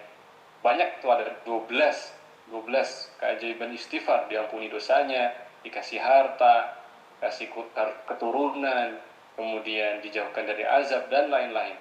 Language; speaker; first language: Malay; native; Malay